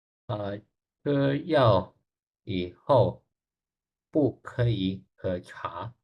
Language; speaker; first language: Chinese; non-native, learner; Indonesian